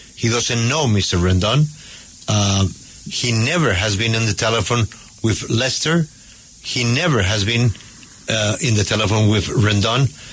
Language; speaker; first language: English; non-native, learner; Spanish